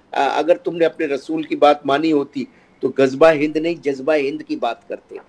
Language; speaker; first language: Hindi; native; Hindi